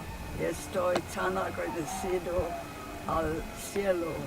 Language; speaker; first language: Spanish; non-native, fluent; English